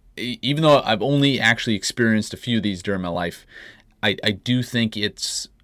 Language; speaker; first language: English; native; English